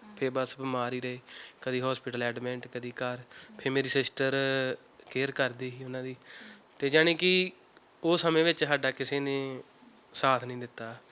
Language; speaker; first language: Punjabi; native; Punjabi